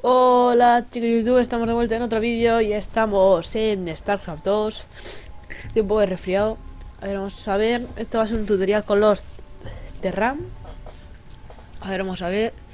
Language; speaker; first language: Spanish; native; Spanish